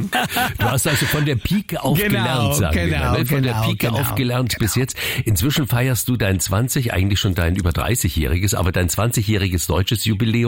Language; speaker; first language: German; native; German